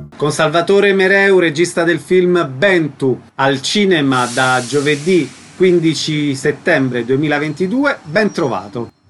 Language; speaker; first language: Italian; native; Italian